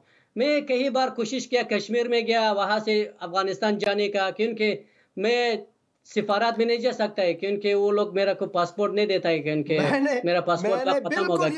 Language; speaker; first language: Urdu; non-native, learner; Persian